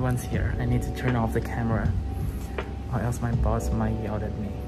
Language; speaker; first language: English; non-native, fluent; Vietnamese